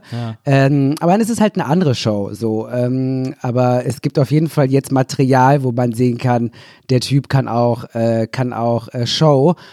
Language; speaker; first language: German; native; German